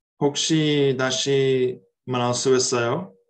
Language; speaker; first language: Korean; non-native, learner; English